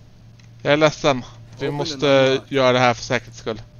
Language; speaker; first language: Swedish; native; Swedish